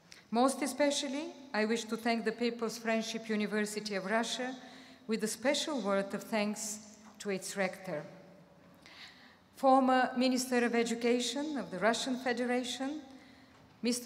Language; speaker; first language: English; non-native, fluent; Bulgarian